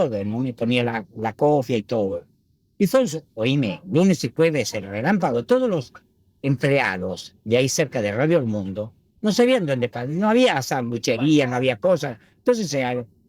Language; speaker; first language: Spanish; early bilingual, other home language; Italian